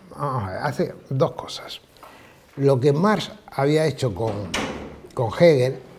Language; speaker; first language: Spanish; native; Spanish